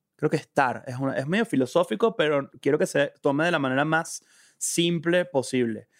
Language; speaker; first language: Spanish; native; Spanish